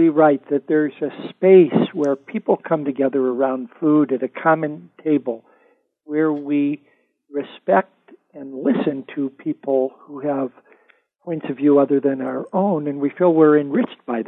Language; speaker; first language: English; native; English